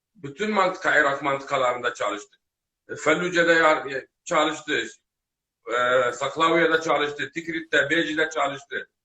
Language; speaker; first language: Turkish; native; Turkish